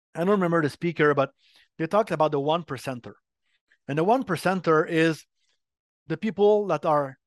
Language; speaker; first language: English; non-native, fluent; French